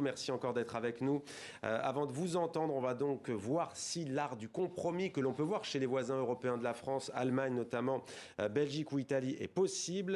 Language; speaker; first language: French; native; French